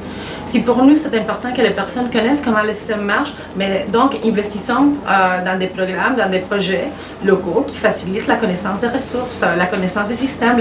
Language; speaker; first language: French; non-native, fluent; Spanish